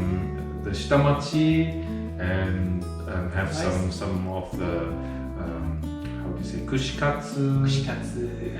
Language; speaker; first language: English; non-native, fluent; German